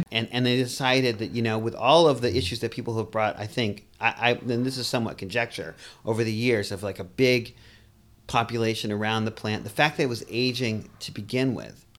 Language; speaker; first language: English; native; English